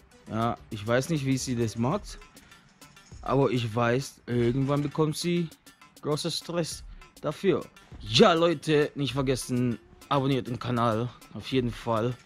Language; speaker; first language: German; non-native, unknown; English